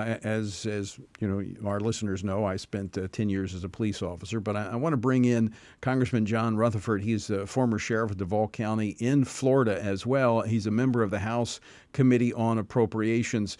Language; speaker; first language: English; native; English